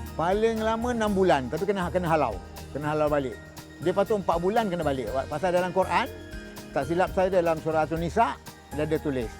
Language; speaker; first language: Malay; native; Malay